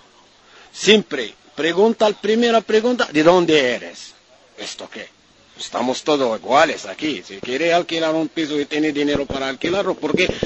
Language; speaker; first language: Spanish; non-native, learner; Arabic